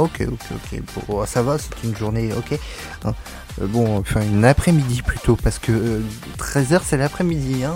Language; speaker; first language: French; native; French